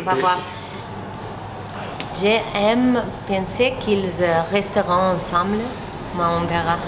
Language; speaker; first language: French; non-native, learner; Spanish